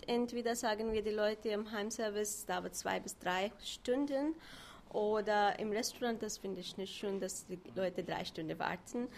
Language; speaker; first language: German; non-native, fluent; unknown